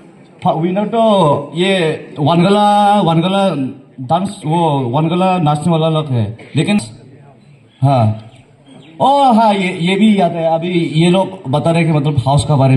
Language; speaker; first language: Hindi; non-native, local second language; Garo